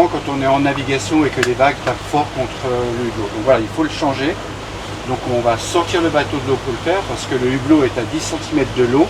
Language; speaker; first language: French; native; French